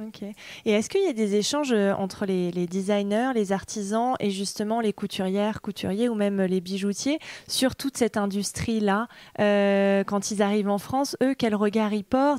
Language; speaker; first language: French; native; French